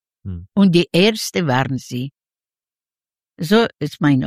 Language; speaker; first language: German; non-native, learner; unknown